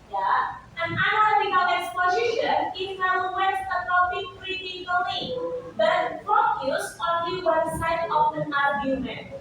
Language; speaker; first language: English; non-native, learner; Indonesian